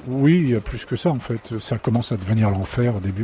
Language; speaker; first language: French; native; French